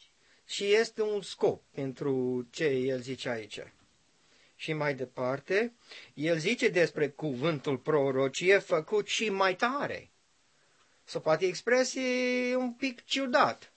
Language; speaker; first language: Romanian; non-native, learner; English